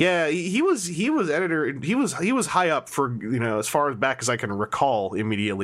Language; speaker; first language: English; native; English